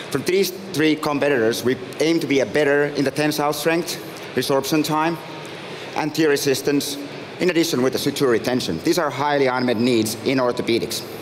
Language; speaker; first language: English; non-native, fluent; Finnish